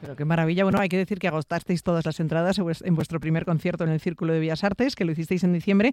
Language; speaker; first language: Spanish; native; Spanish